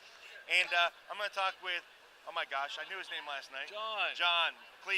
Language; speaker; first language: English; native; English